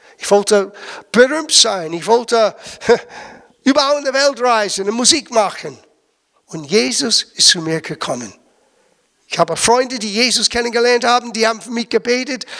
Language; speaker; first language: German; non-native, fluent; English